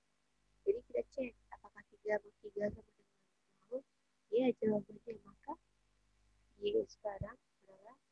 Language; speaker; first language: Indonesian; native; Indonesian